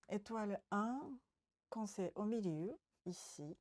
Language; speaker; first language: French; non-native, learner; Japanese